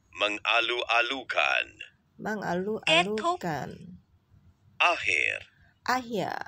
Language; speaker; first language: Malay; non-native, learner; Vietnamese